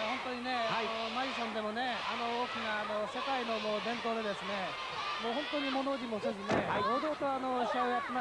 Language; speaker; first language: Japanese; native; Japanese